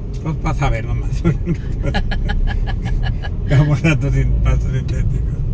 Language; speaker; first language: Spanish; native; Spanish